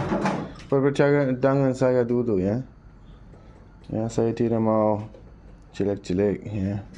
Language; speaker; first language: Indonesian; non-native, learner; English